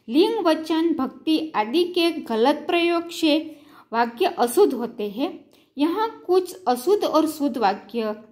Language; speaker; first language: Hindi; non-native, local second language; Gujarati